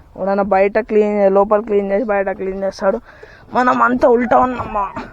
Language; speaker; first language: Telugu; non-native, local second language; Lambadi